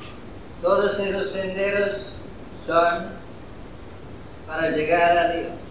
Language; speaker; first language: Spanish; non-native, fluent; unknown